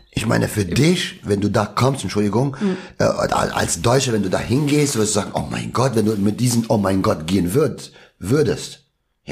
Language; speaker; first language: German; non-native, local second language; Albanian